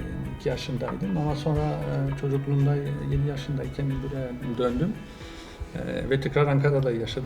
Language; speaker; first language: Turkish; non-native, fluent; French